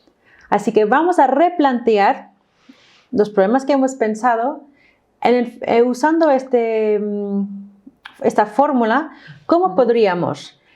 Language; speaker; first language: Spanish; non-native, fluent; English